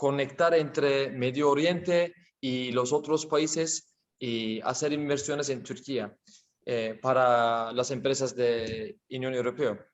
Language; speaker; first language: Spanish; non-native, learner; Turkish